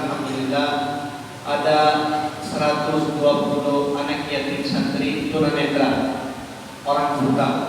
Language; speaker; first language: Indonesian; non-native, learner; Urdu